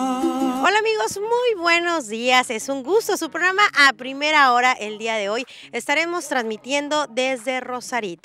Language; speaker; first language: Spanish; native; Spanish